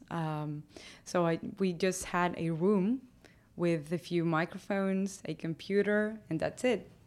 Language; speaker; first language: English; non-native, fluent; Spanish